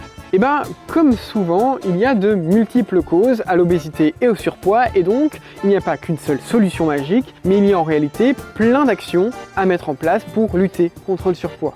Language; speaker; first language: French; native; French